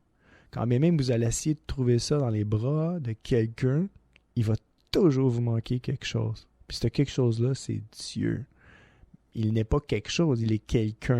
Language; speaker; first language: French; native; French